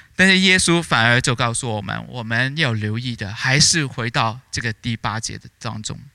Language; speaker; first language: Chinese; native; Chinese